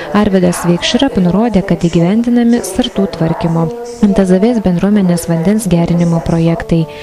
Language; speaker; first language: Lithuanian; native; Lithuanian